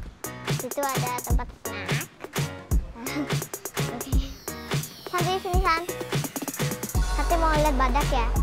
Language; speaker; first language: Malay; early bilingual, heritage; Indonesian